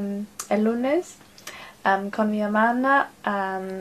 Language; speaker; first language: Spanish; non-native, learner; English